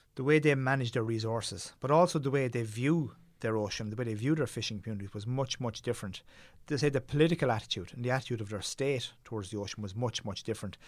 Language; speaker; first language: English; native; English